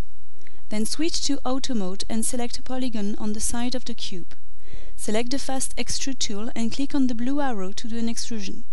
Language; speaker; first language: English; non-native, fluent; French